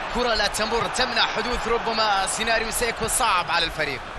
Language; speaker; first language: Arabic; native; Arabic